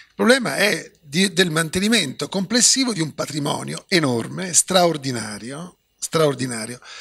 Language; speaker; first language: Italian; native; Italian